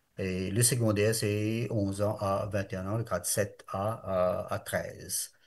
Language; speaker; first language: French; non-native, local second language; Morisyen